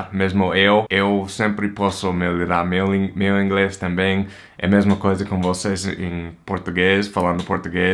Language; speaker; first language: Portuguese; non-native, fluent; English